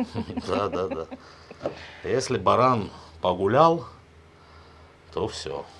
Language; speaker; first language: Russian; native; Russian